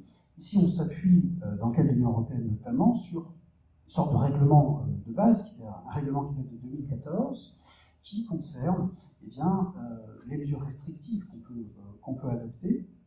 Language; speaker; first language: French; native; French